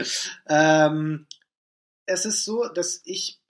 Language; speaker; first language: German; non-native, fluent; Russian